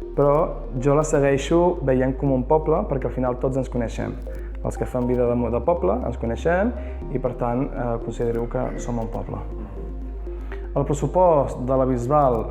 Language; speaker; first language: Catalan; early bilingual, other home language; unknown